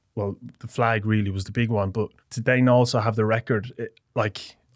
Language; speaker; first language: English; native; English